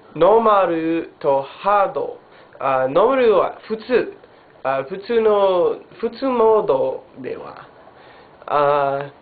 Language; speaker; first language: Japanese; non-native, learner; English